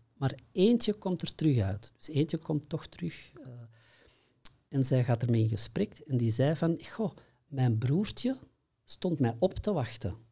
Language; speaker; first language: Dutch; native; Dutch